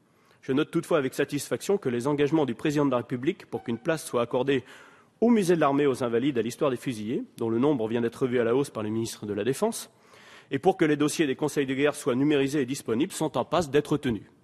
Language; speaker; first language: French; native; French